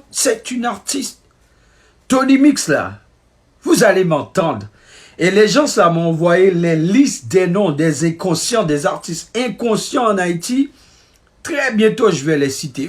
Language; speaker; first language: French; non-native, local second language; Haitian Creole